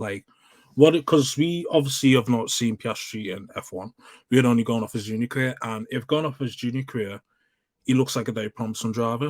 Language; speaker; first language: English; native; English